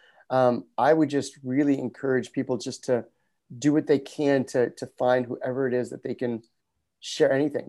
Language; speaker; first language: English; native; English